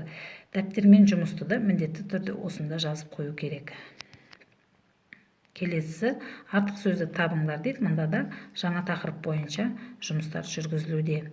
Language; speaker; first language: Kazakh; native; Kazakh